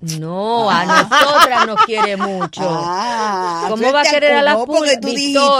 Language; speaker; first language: Spanish; native; Spanish